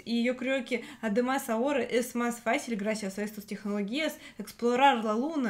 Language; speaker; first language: Spanish; non-native, fluent; Russian